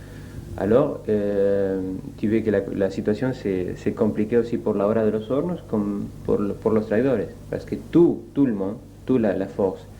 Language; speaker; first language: French; non-native, learner; Spanish